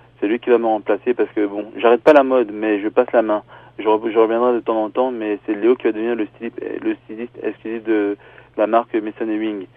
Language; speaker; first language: French; early bilingual, other home language; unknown